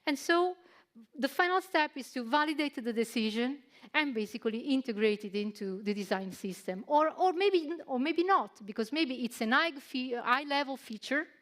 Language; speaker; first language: English; non-native, fluent; Italian